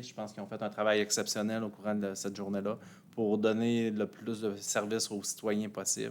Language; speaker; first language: French; native; French